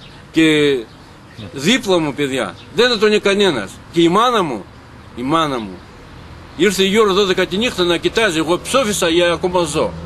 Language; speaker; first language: Greek; non-native, learner; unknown